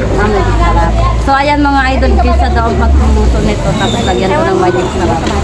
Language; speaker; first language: Filipino; non-native, local second language; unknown